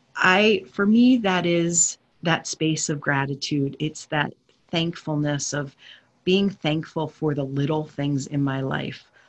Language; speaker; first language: English; native; English